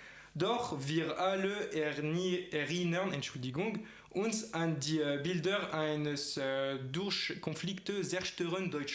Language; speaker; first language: German; non-native, fluent; French